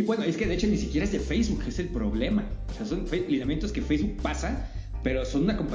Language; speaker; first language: Spanish; native; Spanish